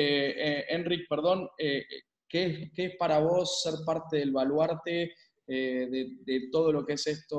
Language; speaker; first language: Spanish; native; Spanish